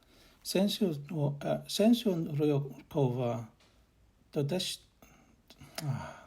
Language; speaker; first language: Japanese; non-native, learner; English